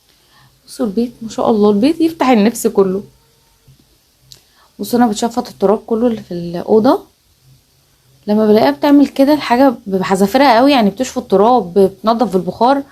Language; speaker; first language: Arabic; native; Arabic